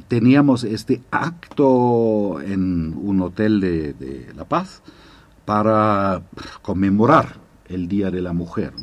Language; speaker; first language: Spanish; non-native, fluent; German